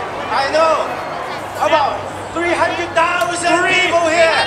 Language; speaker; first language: English; non-native, fluent; Cantonese